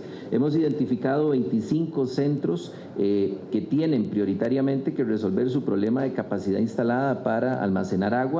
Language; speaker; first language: Spanish; native; Spanish